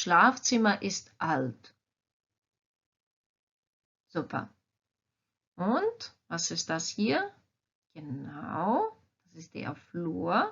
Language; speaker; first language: German; non-native, fluent; Croatian